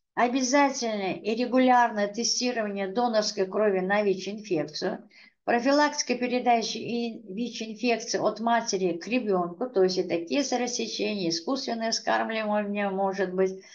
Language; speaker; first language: Russian; non-native, local second language; Uzbek